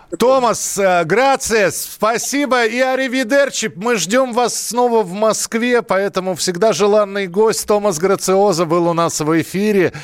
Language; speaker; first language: Russian; native; Russian